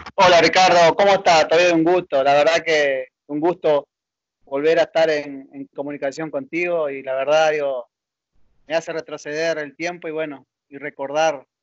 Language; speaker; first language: Spanish; native; Spanish